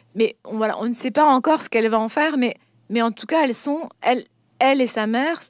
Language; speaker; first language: French; native; French